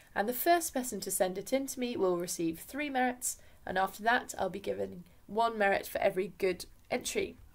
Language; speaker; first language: English; native; English